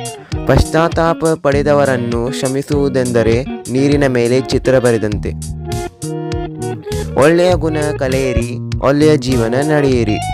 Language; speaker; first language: Kannada; native; Kannada